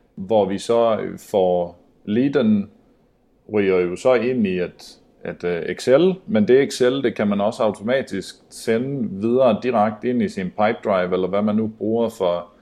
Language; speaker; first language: Danish; native; Danish